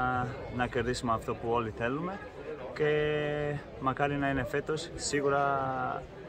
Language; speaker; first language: Greek; non-native, fluent; Portuguese